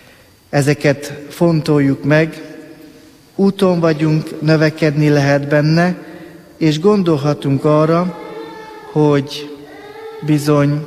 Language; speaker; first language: Hungarian; native; Hungarian